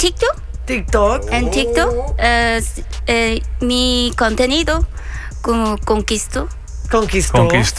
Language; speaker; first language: Spanish; non-native, learner; Korean